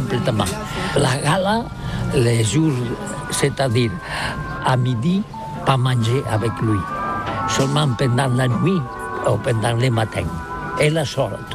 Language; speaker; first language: French; non-native, learner; Catalan